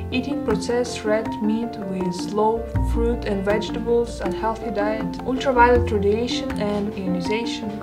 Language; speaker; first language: English; non-native, fluent; Russian